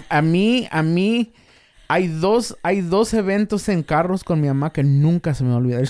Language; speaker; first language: Spanish; early bilingual, other home language; English